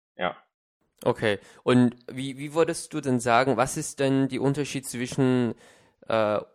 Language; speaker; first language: German; non-native, fluent; Chinese